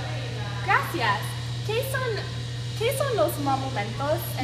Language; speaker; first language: Spanish; non-native, learner; English